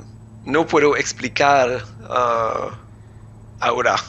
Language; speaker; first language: Spanish; non-native, learner; English